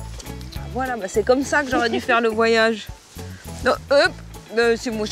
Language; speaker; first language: French; native; French